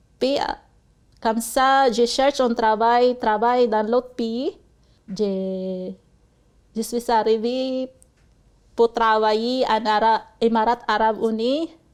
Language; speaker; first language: French; non-native, learner; Cebuano